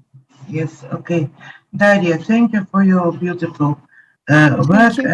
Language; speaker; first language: English; non-native, learner; Ukrainian